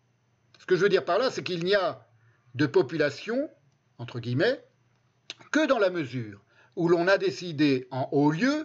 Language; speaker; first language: French; native; French